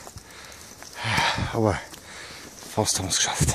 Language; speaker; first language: German; native; German